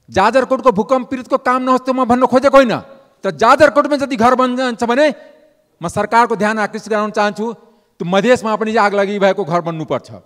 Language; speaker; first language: Nepali; non-native, local second language; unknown